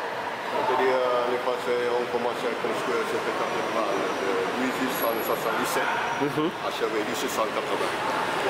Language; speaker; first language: French; non-native, fluent; Vietnamese